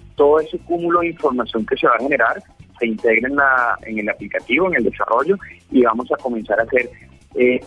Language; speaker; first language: Spanish; native; Spanish